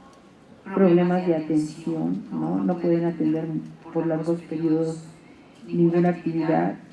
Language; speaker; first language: Spanish; native; Spanish